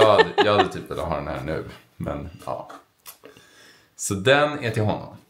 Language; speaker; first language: Swedish; native; Swedish